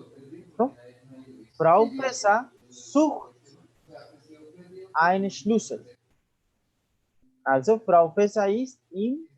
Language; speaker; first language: German; non-native, fluent; Spanish